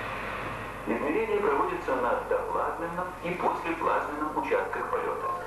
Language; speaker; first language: Russian; native; Russian